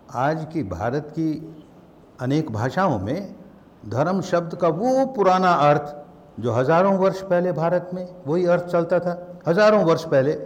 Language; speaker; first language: Hindi; early bilingual, heritage; Hindi